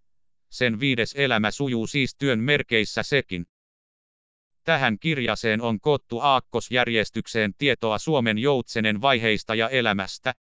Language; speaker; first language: Finnish; native; Finnish